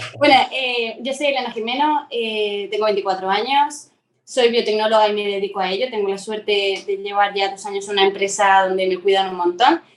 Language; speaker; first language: Spanish; native; Spanish